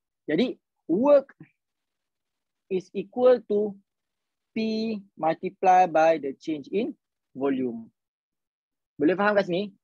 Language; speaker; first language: English; non-native, local second language; Malay